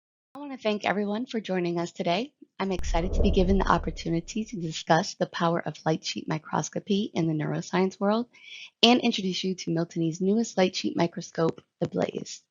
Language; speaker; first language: English; native; English